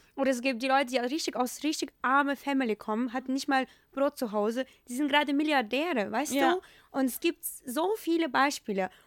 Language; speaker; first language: German; non-native, fluent; Ukrainian